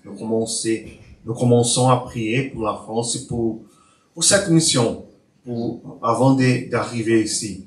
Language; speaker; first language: French; non-native, learner; Portuguese